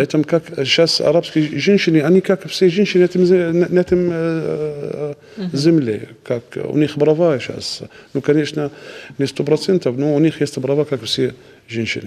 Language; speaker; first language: Russian; non-native, learner; Arabic